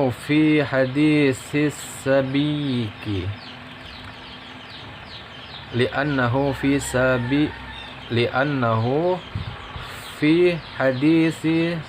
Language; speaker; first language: Arabic; non-native, learner; Indonesian